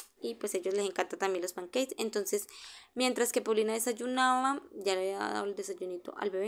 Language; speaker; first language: Spanish; native; Spanish